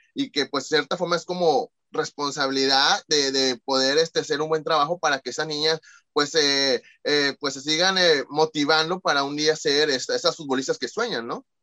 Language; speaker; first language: Spanish; native; Spanish